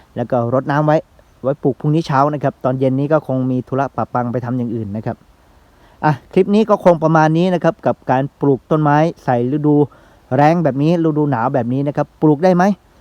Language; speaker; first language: Thai; non-native, local second language; Northeastern Thai